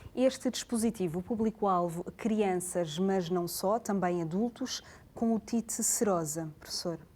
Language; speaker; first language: Portuguese; native; Portuguese